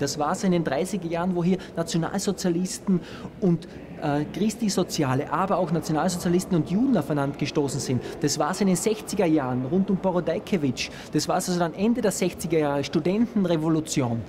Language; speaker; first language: German; native; German